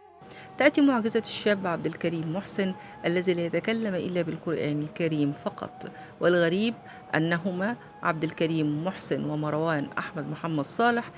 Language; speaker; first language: Arabic; native; Arabic